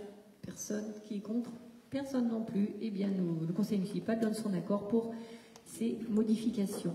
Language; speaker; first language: French; native; French